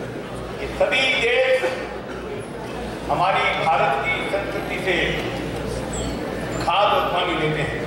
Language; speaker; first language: Hindi; native; Hindi